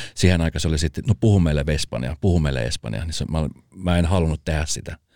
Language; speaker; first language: Finnish; early bilingual, other home language; Spanish